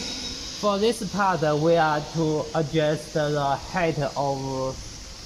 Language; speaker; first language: English; non-native, learner; Chinese